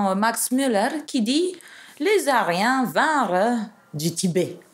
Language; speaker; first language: French; non-native, fluent; Romanian